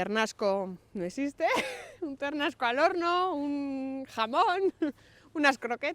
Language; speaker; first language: Spanish; native; Spanish